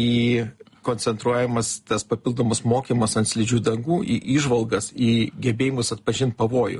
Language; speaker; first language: Lithuanian; native; Lithuanian